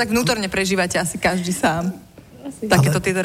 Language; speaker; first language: Slovak; native; Slovak